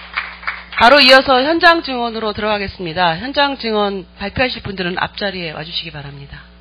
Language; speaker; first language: Korean; native; Korean